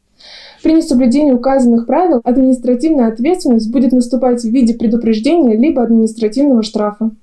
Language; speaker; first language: Russian; native; Russian